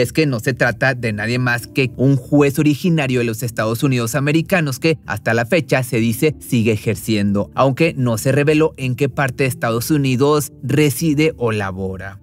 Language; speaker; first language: Spanish; native; Spanish